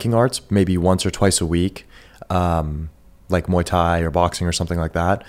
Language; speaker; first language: English; early bilingual, other home language; Persian